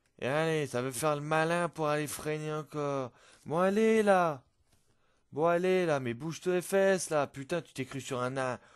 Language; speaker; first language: French; native; French